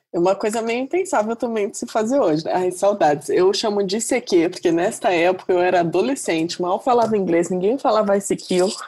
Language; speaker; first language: Portuguese; native; Portuguese